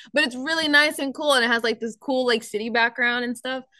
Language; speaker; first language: English; native; English